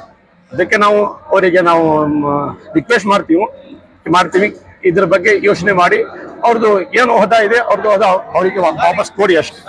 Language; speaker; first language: Kannada; non-native, local second language; Urdu